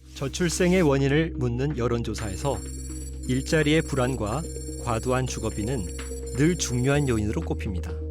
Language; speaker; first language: Korean; native; Korean